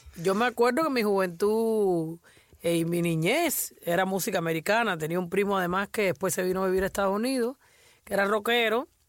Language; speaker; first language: Spanish; native; Spanish